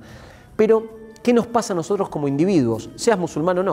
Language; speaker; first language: Spanish; native; Spanish